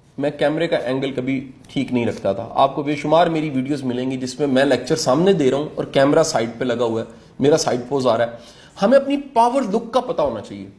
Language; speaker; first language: Urdu; non-native, local second language; Punjabi